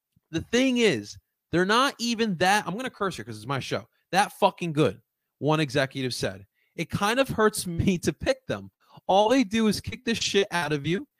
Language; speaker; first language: English; early bilingual, other home language; Spanish